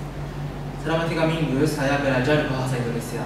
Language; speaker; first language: Indonesian; non-native, learner; Japanese